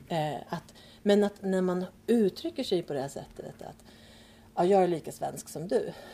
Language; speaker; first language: Swedish; early bilingual, other home language; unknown